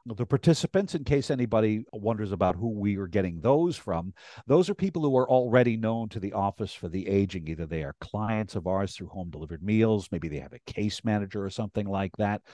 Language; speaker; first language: English; native; English